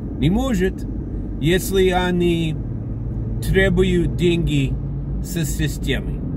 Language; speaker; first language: Russian; early bilingual, heritage; Russian